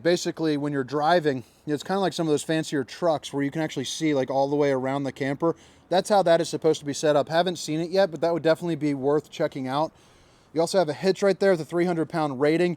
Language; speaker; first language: English; native; English